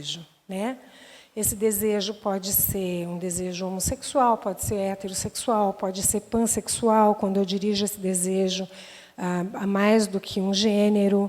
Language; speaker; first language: Portuguese; native; Portuguese